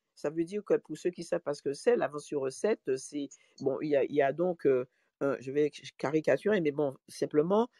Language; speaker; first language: French; native; French